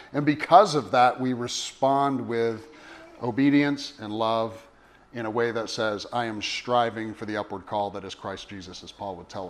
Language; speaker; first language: English; native; English